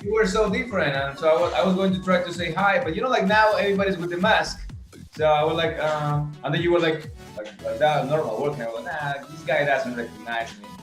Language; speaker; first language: English; non-native, fluent; Spanish